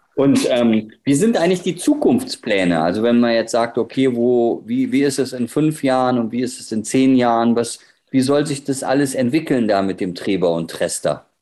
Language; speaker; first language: German; native; German